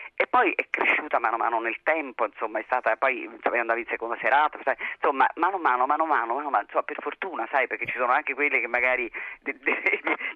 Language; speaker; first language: Italian; native; Italian